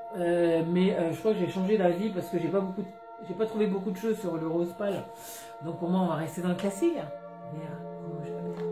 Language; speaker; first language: French; native; French